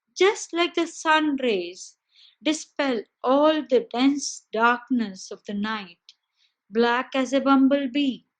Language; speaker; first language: English; non-native, local second language; Hindi